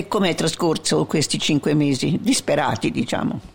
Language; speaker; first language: Italian; native; Italian